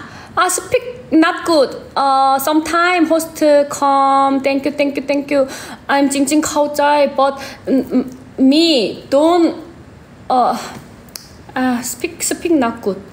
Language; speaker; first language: English; non-native, learner; Korean